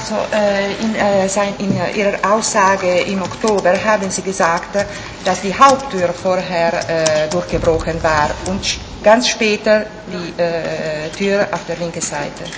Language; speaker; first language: German; non-native, fluent; Italian